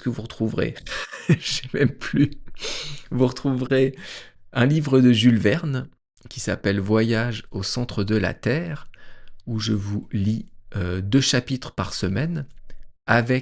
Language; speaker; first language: French; native; French